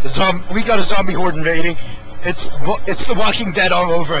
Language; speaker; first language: English; native; English